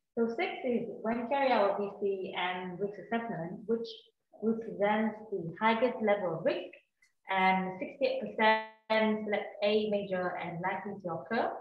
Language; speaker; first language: English; non-native, fluent; Vietnamese